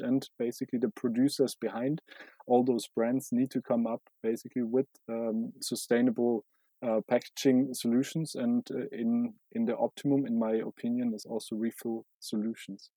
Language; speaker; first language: English; non-native, fluent; German